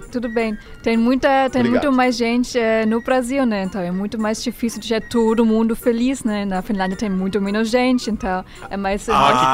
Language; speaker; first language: Portuguese; non-native, fluent; German